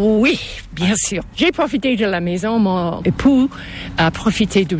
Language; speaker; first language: French; non-native, local second language; English